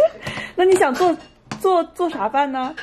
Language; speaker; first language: Chinese; native; Chinese